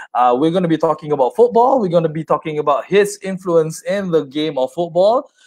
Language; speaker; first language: English; non-native, local second language; Malay